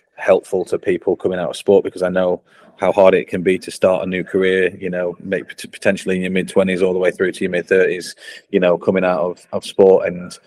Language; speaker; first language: English; native; English